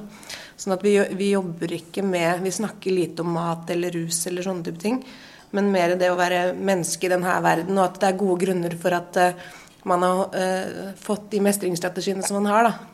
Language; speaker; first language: Norwegian; native; Norwegian